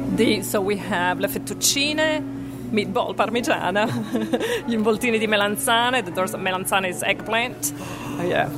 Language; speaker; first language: English; non-native, fluent; Italian